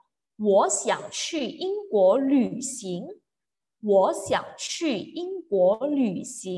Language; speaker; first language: Chinese; non-native, fluent; Indonesian